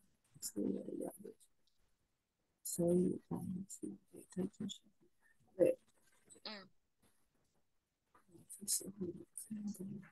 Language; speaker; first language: Chinese; non-native, learner; Vietnamese